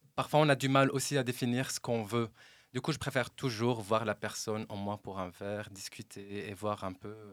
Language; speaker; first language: French; non-native, local second language; Arabic